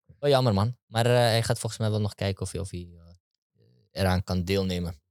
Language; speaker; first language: Dutch; early bilingual, other home language; Turkish